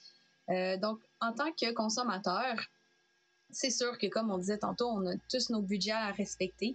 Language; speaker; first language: French; native; French